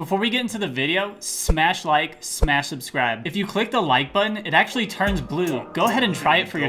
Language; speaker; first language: English; native; English